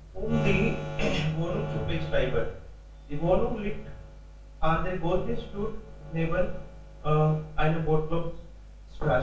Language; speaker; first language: German; non-native, learner; Hindi